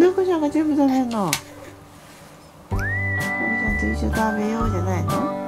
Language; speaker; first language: Japanese; native; Japanese